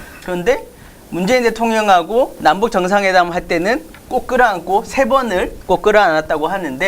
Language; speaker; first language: Korean; native; Korean